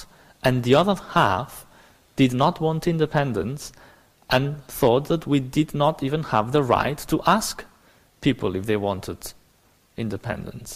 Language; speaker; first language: English; non-native, fluent; Spanish